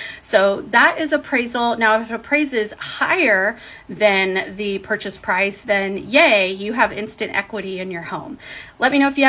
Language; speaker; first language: English; native; English